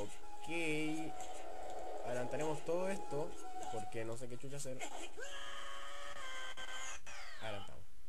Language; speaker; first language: Spanish; native; Spanish